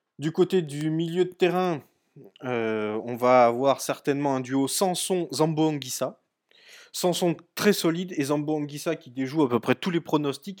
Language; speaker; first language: French; native; French